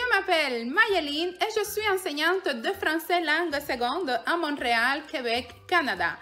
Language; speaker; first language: French; non-native, fluent; Spanish